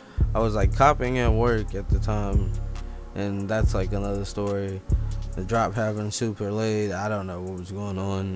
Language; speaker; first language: English; native; English